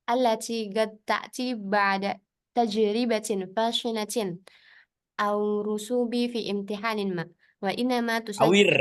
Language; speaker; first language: Arabic; non-native, learner; Indonesian